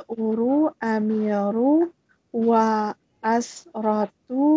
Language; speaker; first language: Arabic; non-native, learner; Malay